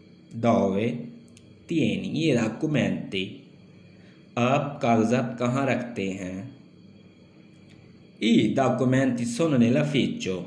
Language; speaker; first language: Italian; non-native, learner; Urdu